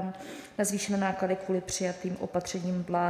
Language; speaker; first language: Czech; native; Czech